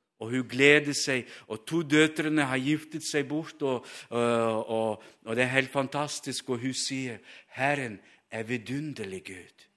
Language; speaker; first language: Norwegian; non-native, fluent; Ukrainian